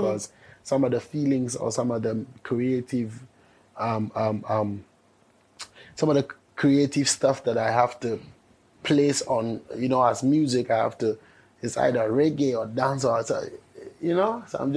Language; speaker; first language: English; non-native, local second language; Ewe